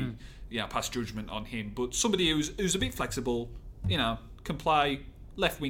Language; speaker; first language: English; native; English